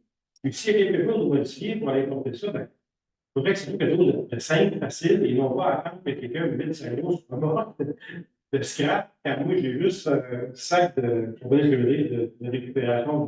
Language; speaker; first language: French; native; French